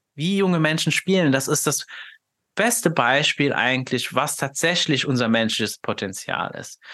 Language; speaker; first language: German; non-native, fluent; Luxembourgish